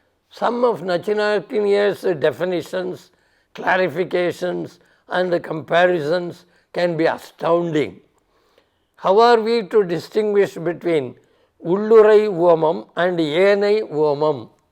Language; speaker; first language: English; non-native, local second language; Tamil